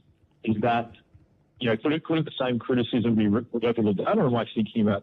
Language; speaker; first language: English; native; English